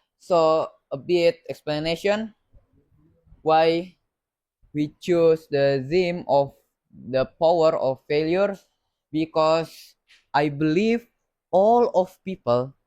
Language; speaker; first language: English; non-native, learner; Indonesian